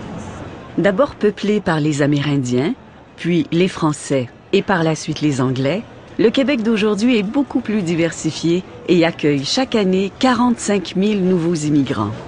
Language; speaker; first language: French; native; French